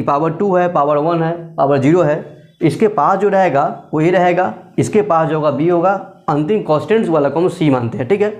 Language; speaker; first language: Hindi; native; Hindi